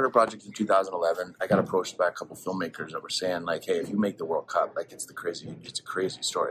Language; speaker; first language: English; native; English